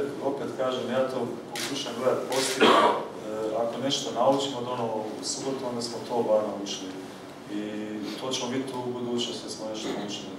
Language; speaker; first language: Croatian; early bilingual, heritage; Croatian